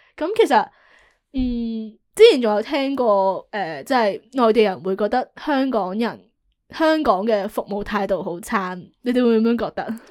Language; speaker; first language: Cantonese; native; Cantonese